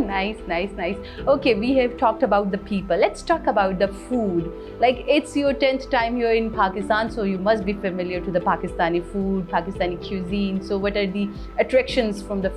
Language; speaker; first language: English; non-native, fluent; Urdu